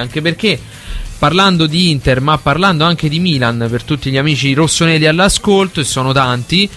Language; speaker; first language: Italian; native; Italian